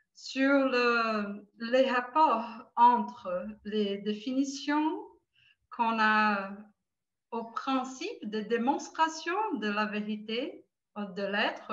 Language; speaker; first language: French; non-native, fluent; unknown